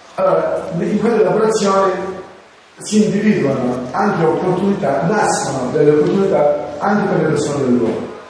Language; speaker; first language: Italian; native; Italian